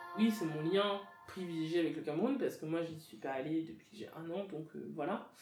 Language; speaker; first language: French; native; French